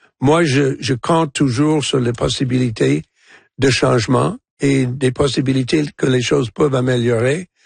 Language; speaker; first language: French; non-native, local second language; English